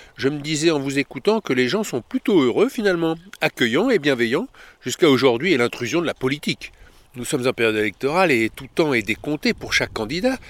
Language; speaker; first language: French; native; French